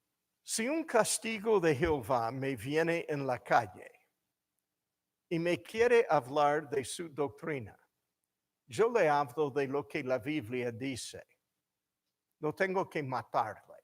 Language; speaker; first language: Spanish; non-native, fluent; English